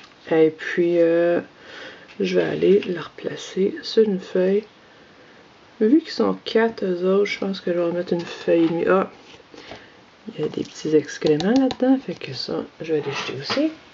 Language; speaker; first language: French; native; French